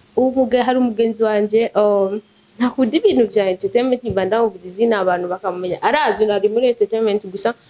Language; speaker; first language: Rundi; non-native, local second language; Swahili